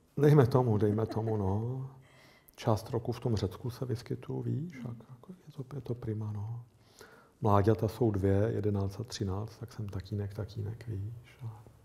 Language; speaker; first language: Czech; native; Czech